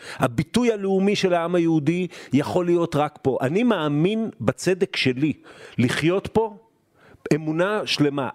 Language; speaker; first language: Hebrew; native; Hebrew